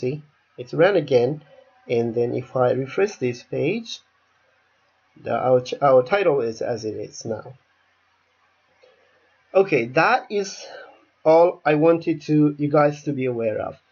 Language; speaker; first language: English; non-native, fluent; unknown